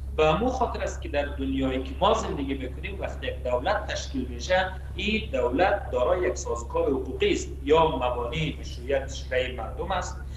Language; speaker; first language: Persian; native; Persian